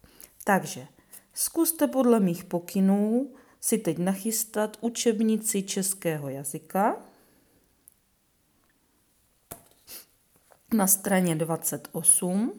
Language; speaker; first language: Czech; native; Czech